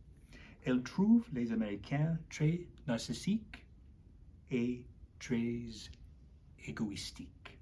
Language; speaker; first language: French; non-native, learner; English